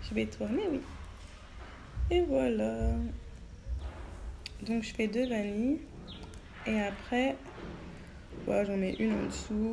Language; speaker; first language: French; native; French